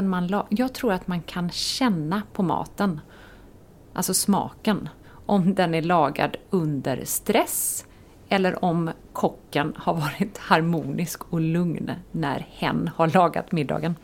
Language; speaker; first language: Swedish; native; Swedish